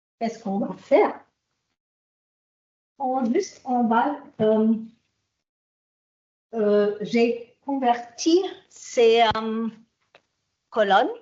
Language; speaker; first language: French; non-native, fluent; German